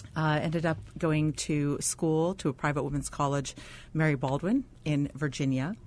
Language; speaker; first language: English; non-native, fluent; Arabic